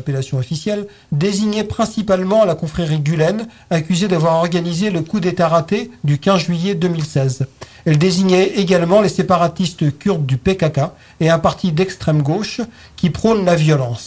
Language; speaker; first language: French; native; French